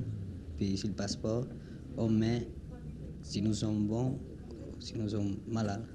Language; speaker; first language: French; non-native, learner; Spanish